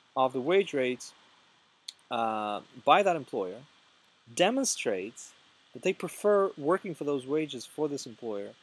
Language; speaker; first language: English; non-native, fluent; Russian